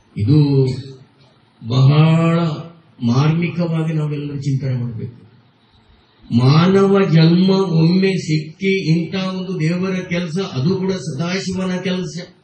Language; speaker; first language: Kannada; non-native, local second language; Konkani